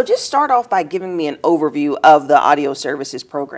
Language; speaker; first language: English; native; English